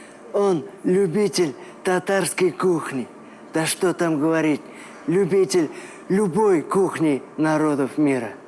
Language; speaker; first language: Russian; non-native, local second language; Tatar